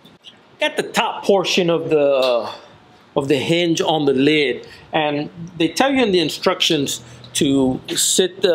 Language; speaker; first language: English; native; English